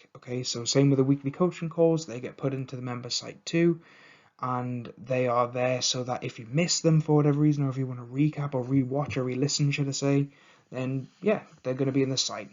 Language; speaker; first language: English; native; English